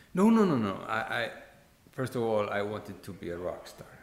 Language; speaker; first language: English; non-native, fluent; Icelandic